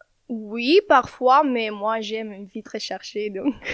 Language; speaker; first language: French; non-native, learner; Dutch